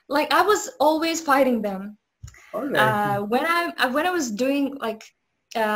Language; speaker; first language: English; non-native, learner; Azerbaijani